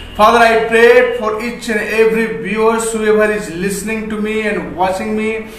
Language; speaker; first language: English; non-native, local second language; Hindi